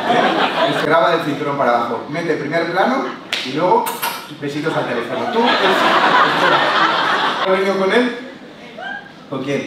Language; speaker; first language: Spanish; native; Spanish